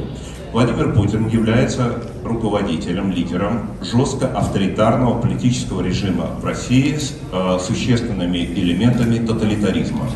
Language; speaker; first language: Russian; native; Russian